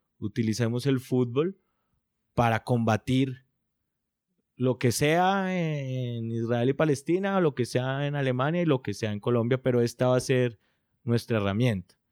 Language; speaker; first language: Spanish; native; Spanish